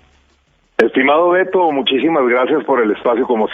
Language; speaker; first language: Spanish; native; Spanish